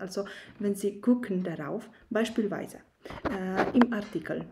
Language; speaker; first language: German; non-native, fluent; Polish